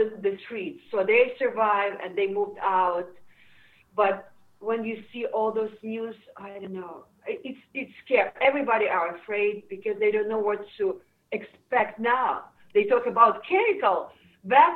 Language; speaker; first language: English; non-native, fluent; Ukrainian